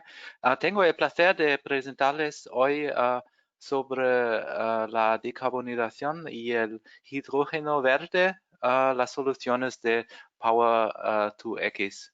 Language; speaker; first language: Spanish; non-native, fluent; German